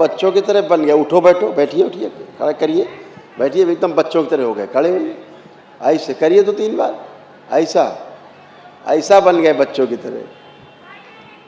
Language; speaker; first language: Hindi; native; Hindi